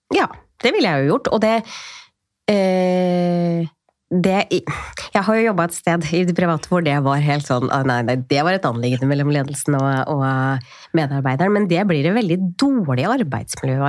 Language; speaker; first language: Norwegian; native; Norwegian